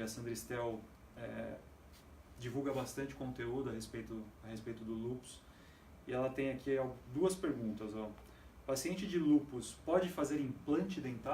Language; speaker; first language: Portuguese; native; Portuguese